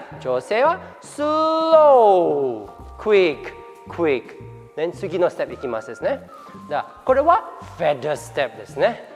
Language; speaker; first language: Japanese; non-native, fluent; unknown